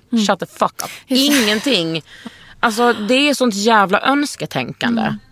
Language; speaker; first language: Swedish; native; Swedish